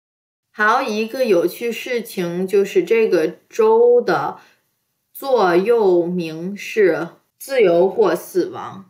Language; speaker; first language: Chinese; early bilingual, heritage; Chinese